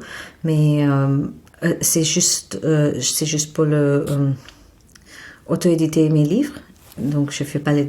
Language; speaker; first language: French; non-native, fluent; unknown